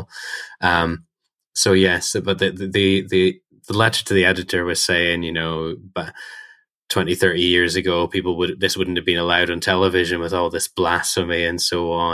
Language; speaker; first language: English; native; English